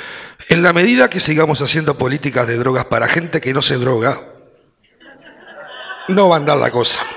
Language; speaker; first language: Spanish; native; Spanish